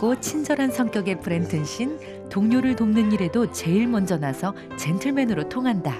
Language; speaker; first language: Korean; native; Korean